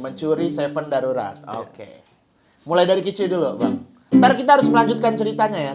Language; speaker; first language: Indonesian; native; Indonesian